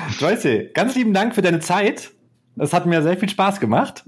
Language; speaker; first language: German; native; German